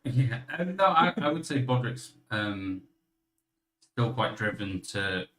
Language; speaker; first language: English; native; English